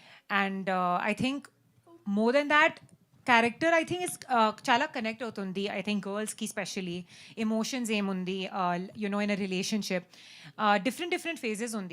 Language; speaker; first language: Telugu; non-native, learner; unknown